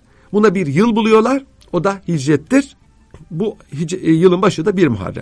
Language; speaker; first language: Turkish; native; Turkish